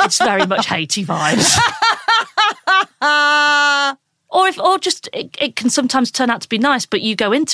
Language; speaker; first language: English; native; English